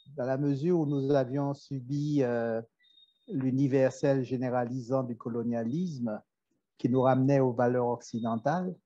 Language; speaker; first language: French; native; French